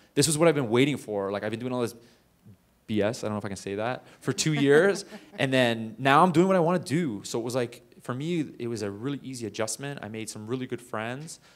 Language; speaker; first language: English; native; English